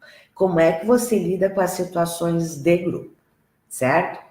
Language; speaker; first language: Portuguese; native; Portuguese